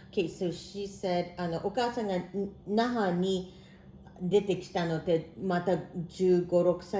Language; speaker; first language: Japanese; early bilingual, heritage; Japanese